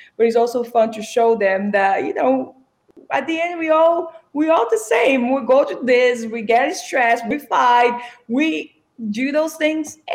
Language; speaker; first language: English; non-native, fluent; Portuguese